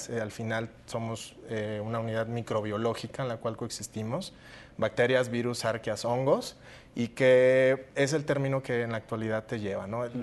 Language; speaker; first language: Spanish; native; Spanish